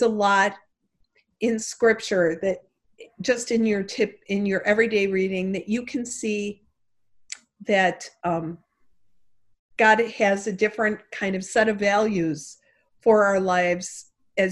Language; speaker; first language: English; native; English